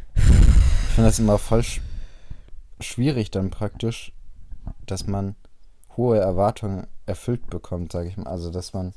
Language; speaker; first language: German; native; German